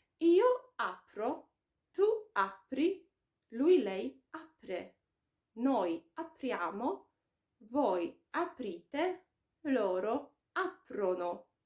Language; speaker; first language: Italian; non-native, fluent; Polish